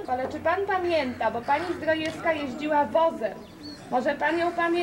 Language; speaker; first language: Polish; native; Polish